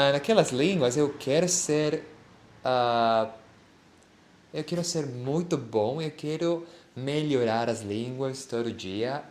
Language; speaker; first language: Portuguese; non-native, fluent; Spanish